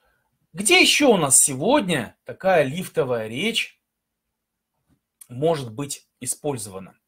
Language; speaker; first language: Russian; native; Russian